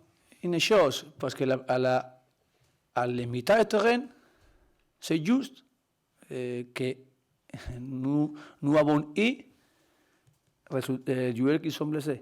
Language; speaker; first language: French; non-native, learner; Spanish